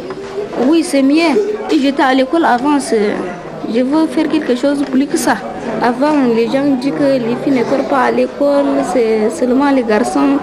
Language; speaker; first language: French; non-native, learner; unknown